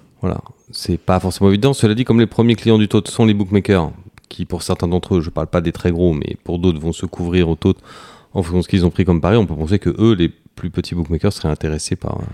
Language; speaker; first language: French; native; French